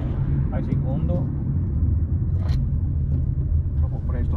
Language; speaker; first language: Italian; non-native, learner; Filipino